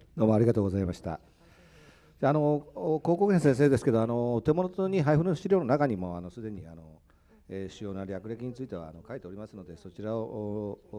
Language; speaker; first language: Japanese; native; Japanese